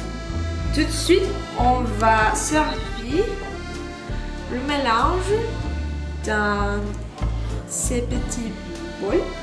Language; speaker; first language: French; non-native, learner; Spanish